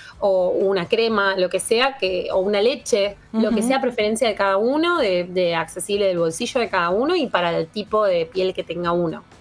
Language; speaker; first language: Spanish; native; Spanish